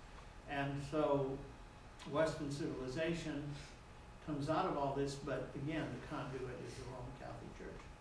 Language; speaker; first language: English; native; English